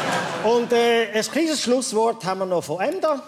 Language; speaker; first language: German; native; German